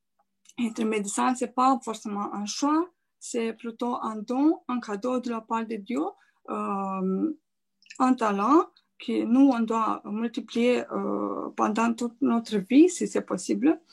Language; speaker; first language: French; non-native, fluent; Romanian